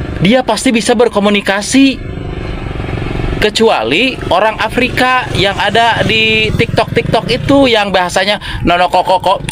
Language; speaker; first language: Indonesian; non-native, local second language; Sundanese